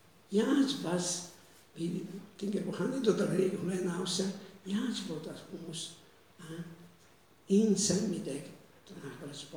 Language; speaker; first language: Mongolian; non-native, fluent; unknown